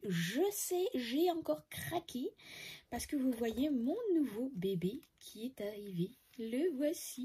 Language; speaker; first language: French; native; French